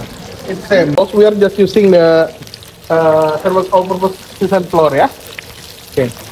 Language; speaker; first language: English; non-native, fluent; Indonesian